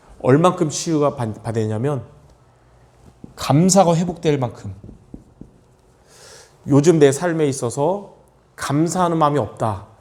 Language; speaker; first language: Korean; native; Korean